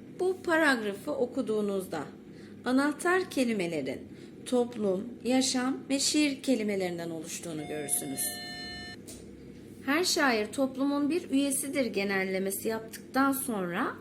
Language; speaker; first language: Turkish; native; Turkish